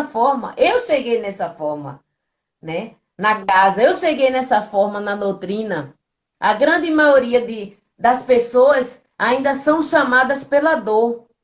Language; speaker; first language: Portuguese; native; Portuguese